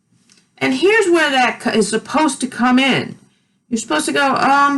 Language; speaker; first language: English; native; English